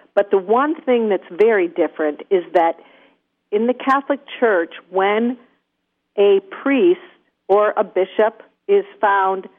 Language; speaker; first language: English; native; English